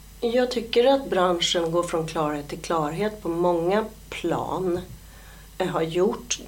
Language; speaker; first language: Swedish; native; Swedish